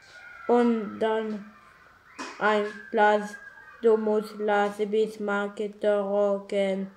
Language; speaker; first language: German; non-native, learner; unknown